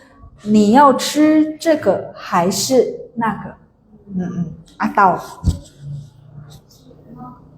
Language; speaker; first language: Chinese; non-native, fluent; Indonesian